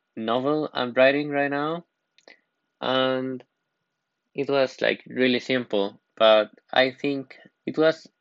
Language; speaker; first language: English; non-native, fluent; Spanish